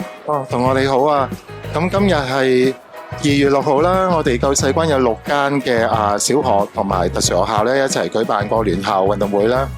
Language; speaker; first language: Cantonese; native; Cantonese